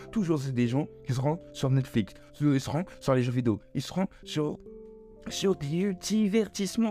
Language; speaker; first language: French; native; French